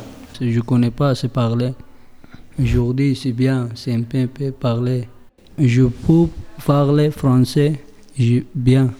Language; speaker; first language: French; non-native, learner; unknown